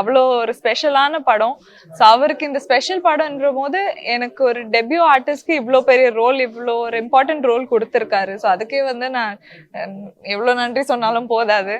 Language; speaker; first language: Tamil; native; Tamil